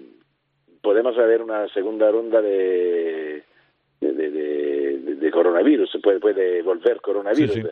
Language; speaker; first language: Spanish; non-native, fluent; Italian